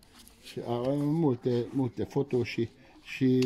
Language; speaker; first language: Romanian; non-native, local second language; Hungarian